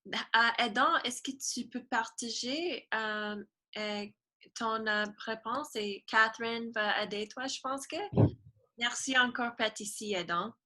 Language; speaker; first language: French; non-native, learner; English